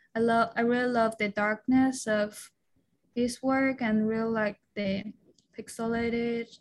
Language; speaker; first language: English; non-native, fluent; Chinese